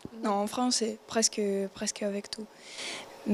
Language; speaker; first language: French; non-native, learner; Ukrainian